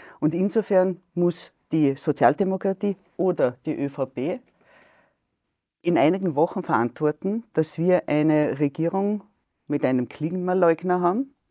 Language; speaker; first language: German; native; German